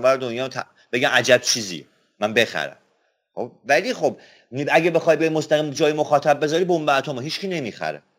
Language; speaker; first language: Persian; non-native, local second language; Azerbaijani